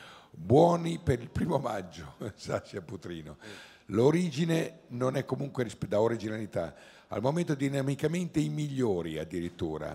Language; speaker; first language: Italian; native; Italian